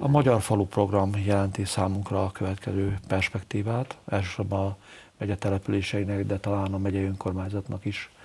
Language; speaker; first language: Hungarian; native; Hungarian